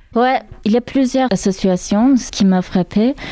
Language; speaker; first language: French; non-native, learner; Turkish